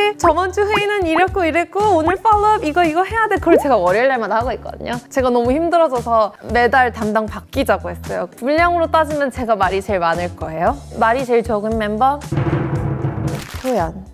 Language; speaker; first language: Korean; early bilingual, heritage; Korean